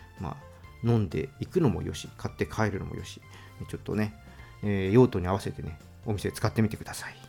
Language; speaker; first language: Japanese; native; Japanese